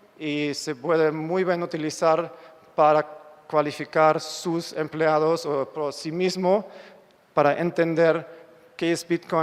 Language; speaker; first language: Spanish; non-native, fluent; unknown